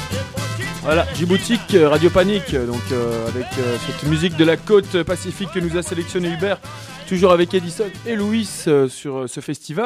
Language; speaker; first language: French; native; French